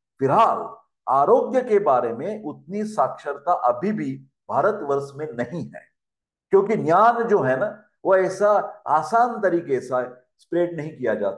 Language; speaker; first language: Hindi; non-native, local second language; Marathi